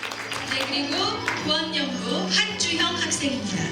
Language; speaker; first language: Korean; native; Korean